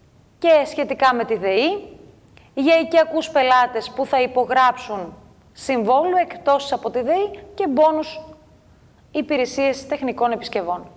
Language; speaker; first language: Greek; native; Greek